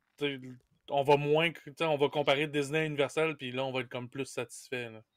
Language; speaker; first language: French; native; French